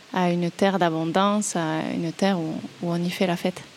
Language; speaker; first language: French; native; French